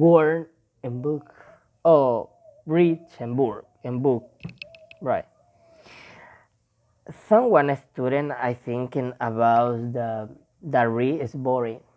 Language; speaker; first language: English; non-native, learner; Spanish